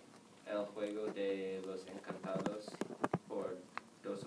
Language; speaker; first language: Spanish; non-native, learner; English